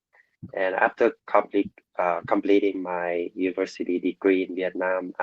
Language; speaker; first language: English; non-native, learner; Vietnamese